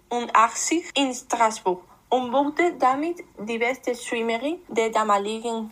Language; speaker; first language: German; non-native, learner; Spanish